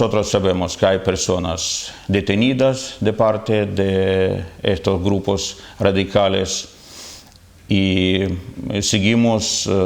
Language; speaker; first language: Spanish; non-native, fluent; Ukrainian